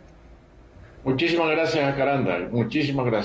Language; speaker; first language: Spanish; native; Spanish